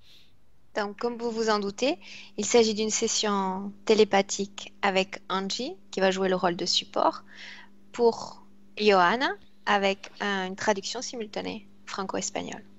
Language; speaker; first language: French; native; French